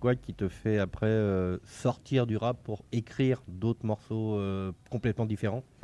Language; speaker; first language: French; native; French